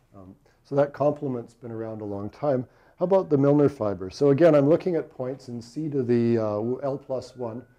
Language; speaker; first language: English; native; English